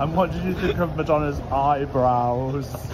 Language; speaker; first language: English; native; English